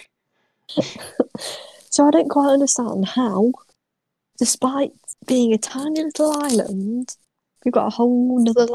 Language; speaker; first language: English; native; English